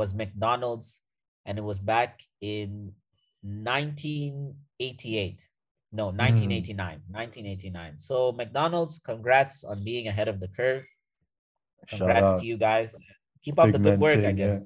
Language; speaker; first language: English; non-native, fluent; Portuguese